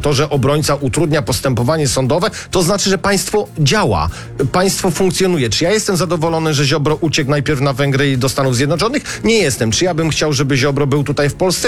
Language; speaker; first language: Polish; native; Polish